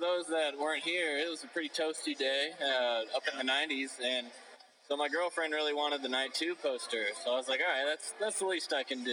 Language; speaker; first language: English; native; English